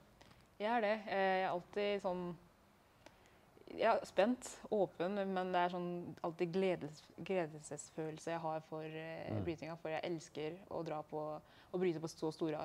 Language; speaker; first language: Norwegian; early bilingual, other home language; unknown